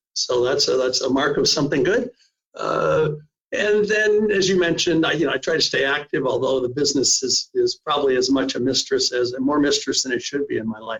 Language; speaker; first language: English; native; English